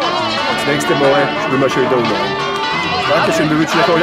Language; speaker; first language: German; native; German